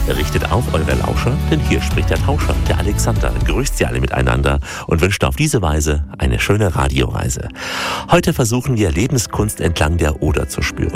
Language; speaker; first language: German; native; German